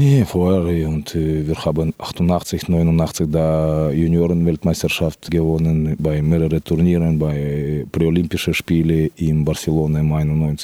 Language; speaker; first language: German; non-native, fluent; Russian